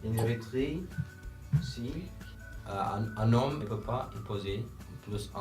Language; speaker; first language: French; non-native, learner; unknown